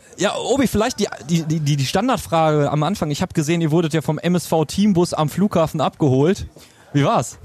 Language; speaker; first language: German; native; German